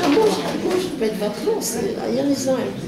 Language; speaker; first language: Russian; non-native, learner; English